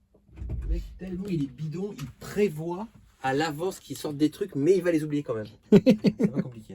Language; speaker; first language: French; native; French